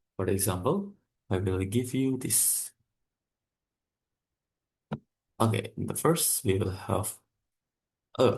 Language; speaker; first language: English; non-native, fluent; Indonesian